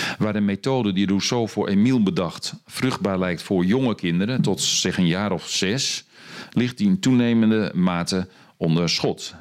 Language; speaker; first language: Dutch; native; Dutch